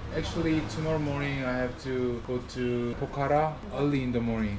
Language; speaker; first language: English; non-native, learner; Korean